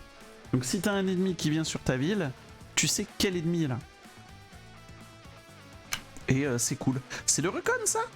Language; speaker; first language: French; native; French